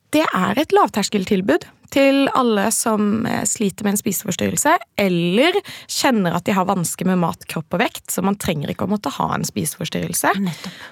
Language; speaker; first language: Norwegian; native; Norwegian